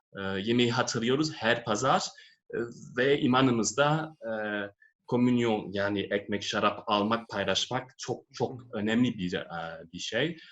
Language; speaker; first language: Turkish; non-native, fluent; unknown